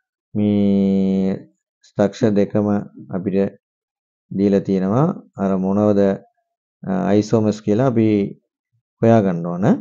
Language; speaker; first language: Sinhala; non-native, local second language; Tamil